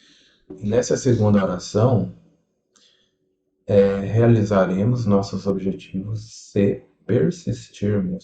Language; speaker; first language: Portuguese; native; Portuguese